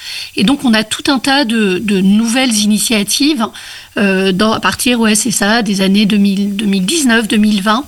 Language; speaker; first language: French; native; French